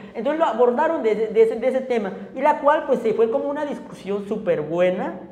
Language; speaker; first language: Spanish; non-native, local second language; Tzotzil